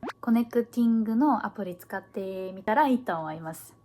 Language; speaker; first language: Japanese; early bilingual, heritage; Korean